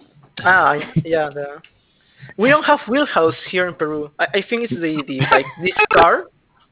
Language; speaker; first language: English; non-native, fluent; Spanish